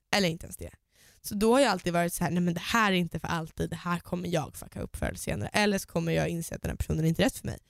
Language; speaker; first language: Swedish; native; Swedish